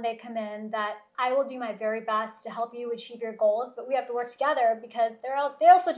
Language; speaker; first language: English; early bilingual, other home language; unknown